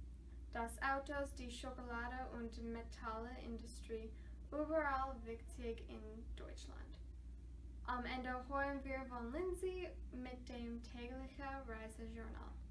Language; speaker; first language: German; non-native, learner; English